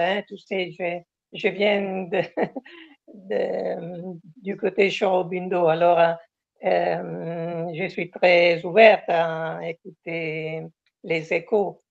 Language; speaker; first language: French; non-native, fluent; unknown